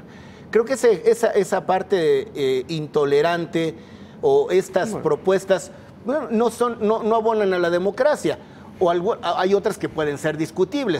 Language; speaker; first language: Spanish; native; Spanish